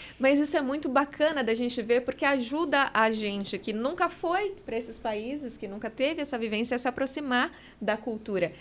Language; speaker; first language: Portuguese; native; Portuguese